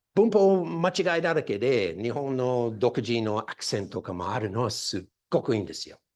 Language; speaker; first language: Japanese; non-native, fluent; English